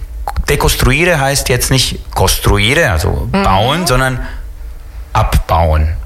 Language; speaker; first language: German; native; German